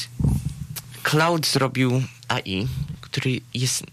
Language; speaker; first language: Polish; early bilingual, other home language; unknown